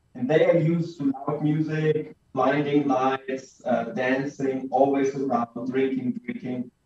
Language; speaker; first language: English; non-native, fluent; German